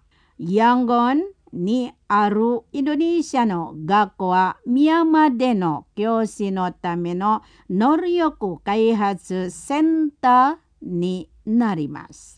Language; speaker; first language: Japanese; non-native, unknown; Indonesian